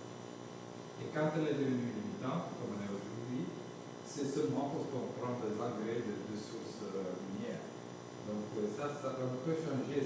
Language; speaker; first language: French; non-native, fluent; Italian